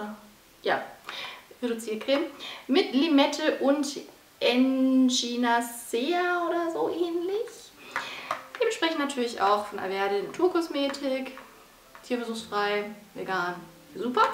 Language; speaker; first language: German; native; German